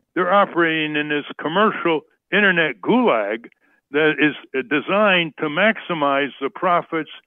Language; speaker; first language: English; native; English